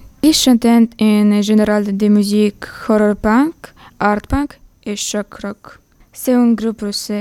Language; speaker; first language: French; non-native, learner; Russian